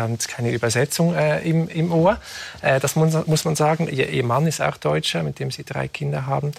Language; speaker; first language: German; native; German